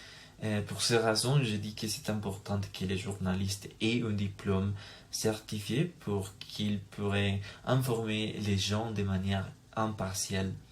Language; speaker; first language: French; non-native, learner; Spanish